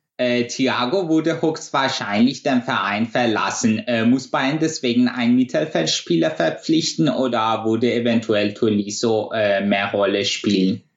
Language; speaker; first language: German; non-native, fluent; Persian